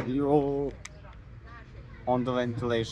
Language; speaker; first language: English; non-native, learner; Serbian